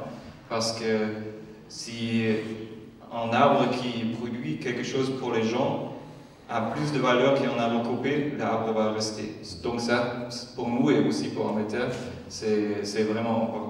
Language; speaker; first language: French; non-native, fluent; German